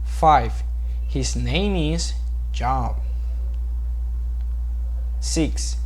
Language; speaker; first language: English; non-native, learner; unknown